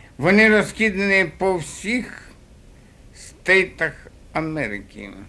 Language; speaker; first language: Ukrainian; native; Ukrainian